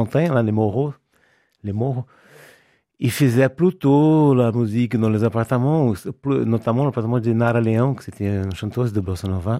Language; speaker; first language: French; non-native, fluent; Portuguese